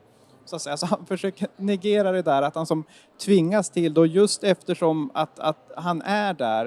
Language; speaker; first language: Swedish; native; Swedish